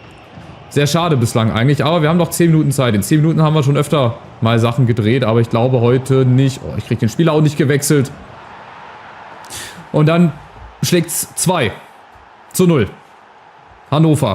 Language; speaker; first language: German; native; German